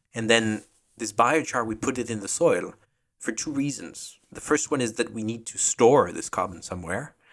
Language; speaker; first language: English; non-native, fluent; French